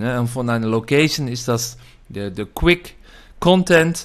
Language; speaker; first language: German; non-native, fluent; Dutch